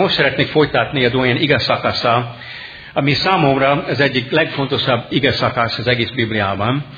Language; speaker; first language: Hungarian; non-native, fluent; English